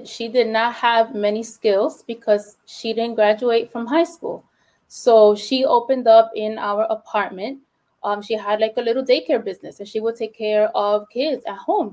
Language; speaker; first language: English; early bilingual, other home language; Spanish